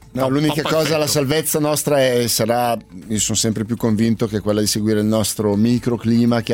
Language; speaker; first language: Italian; native; Italian